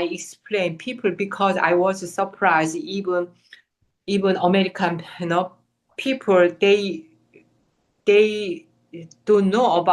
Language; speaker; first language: English; non-native, fluent; Korean